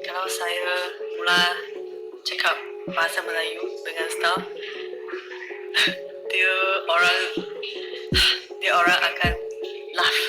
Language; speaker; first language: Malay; non-native, local second language; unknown